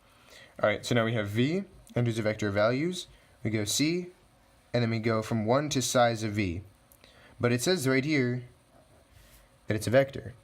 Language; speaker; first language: English; native; English